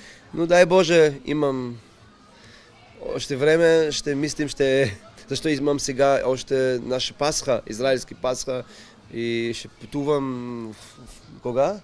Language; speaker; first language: Bulgarian; non-native, learner; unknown